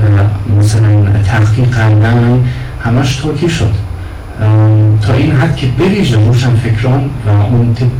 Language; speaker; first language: Persian; non-native, fluent; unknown